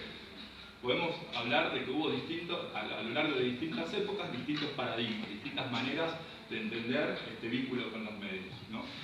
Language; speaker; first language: Spanish; native; Spanish